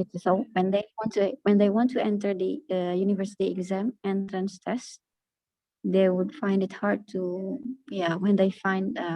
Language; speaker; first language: English; non-native, local second language; Indonesian